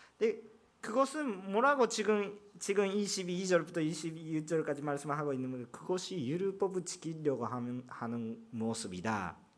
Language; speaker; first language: Korean; non-native, fluent; Japanese